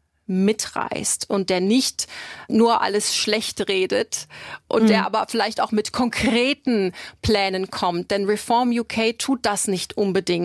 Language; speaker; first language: German; native; German